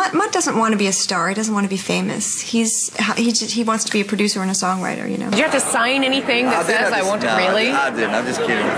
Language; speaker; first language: English; native; English